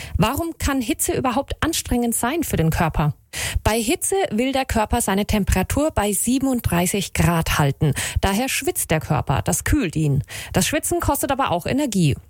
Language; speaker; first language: German; native; German